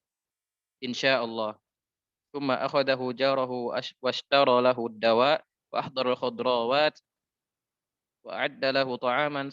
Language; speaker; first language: Arabic; non-native, learner; Indonesian